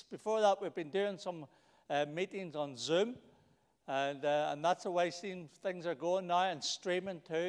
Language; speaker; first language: English; native; English